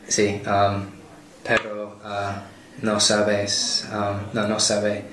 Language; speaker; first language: Spanish; non-native, learner; English